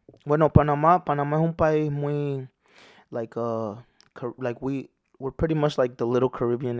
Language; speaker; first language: English; early bilingual, other home language; Spanish